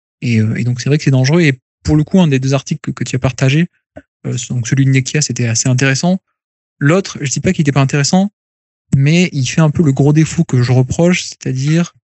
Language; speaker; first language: French; native; French